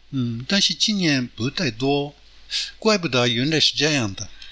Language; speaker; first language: Chinese; non-native, fluent; Japanese